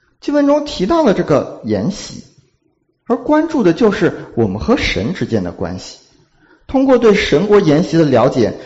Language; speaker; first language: Chinese; native; Chinese